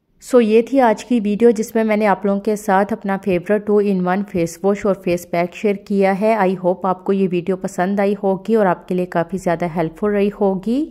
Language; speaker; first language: Urdu; native; Urdu